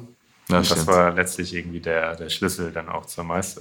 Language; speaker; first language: German; native; German